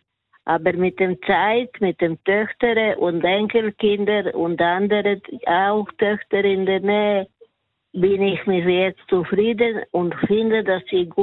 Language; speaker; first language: German; non-native, learner; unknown